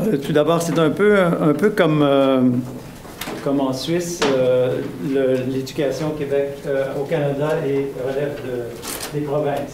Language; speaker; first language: French; native; French